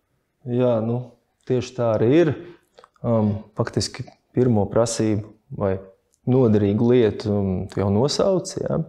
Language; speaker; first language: Latvian; native; Latvian